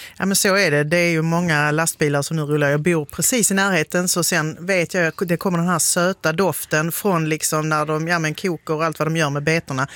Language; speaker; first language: Swedish; native; Swedish